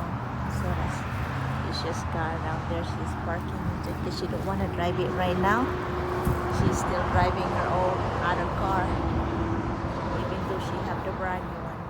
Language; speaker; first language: English; non-native, fluent; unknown